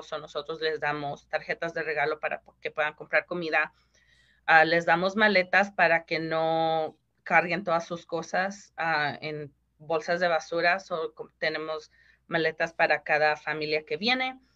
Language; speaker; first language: Spanish; early bilingual, heritage; Spanish